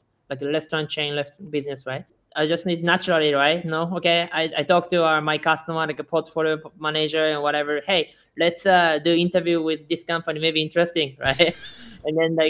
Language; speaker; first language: English; non-native, fluent; Japanese